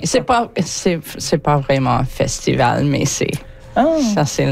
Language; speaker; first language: French; non-native, learner; English